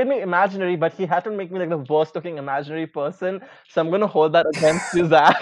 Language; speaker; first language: English; non-native, local second language; Hindi